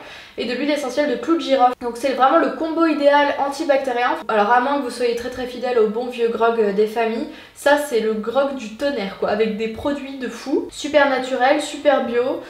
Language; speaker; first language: French; native; French